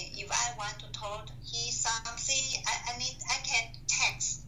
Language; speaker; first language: English; non-native, learner; Chinese